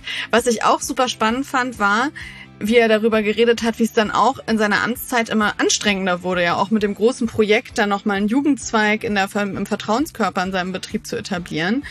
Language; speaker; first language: German; native; German